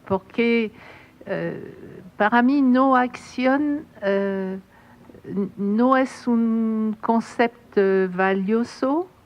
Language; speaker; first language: Spanish; non-native, fluent; French